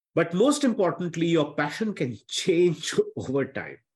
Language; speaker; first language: English; non-native, local second language; Hindi